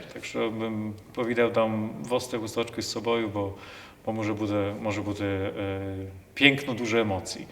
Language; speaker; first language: Polish; non-native, local second language; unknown